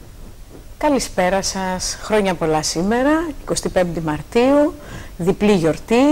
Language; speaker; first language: Greek; native; Greek